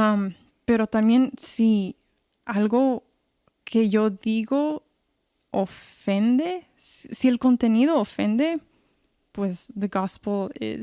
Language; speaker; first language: Spanish; early bilingual, heritage; Spanish